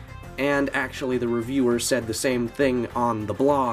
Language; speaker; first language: English; native; English